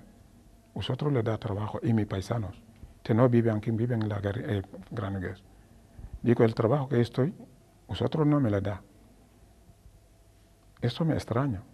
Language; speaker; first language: Spanish; non-native, learner; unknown